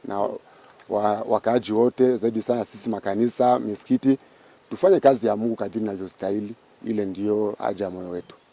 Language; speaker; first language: Swahili; native; Swahili